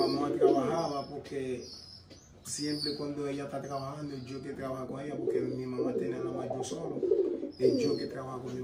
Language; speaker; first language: Spanish; non-native, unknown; Haitian Creole